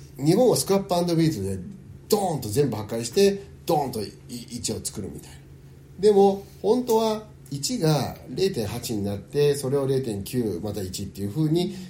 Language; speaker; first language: Japanese; early bilingual, heritage; Japanese